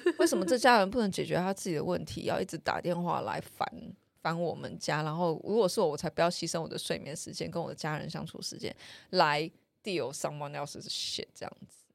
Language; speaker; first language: Chinese; native; Chinese